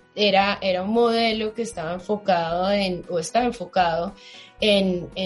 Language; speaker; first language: Spanish; native; Spanish